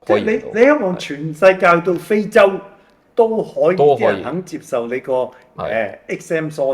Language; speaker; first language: Cantonese; native; Cantonese